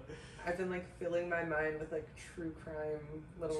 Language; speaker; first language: English; native; English